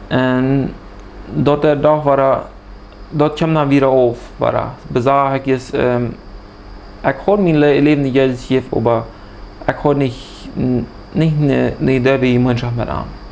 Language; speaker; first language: German; early bilingual, heritage; Plautdietsch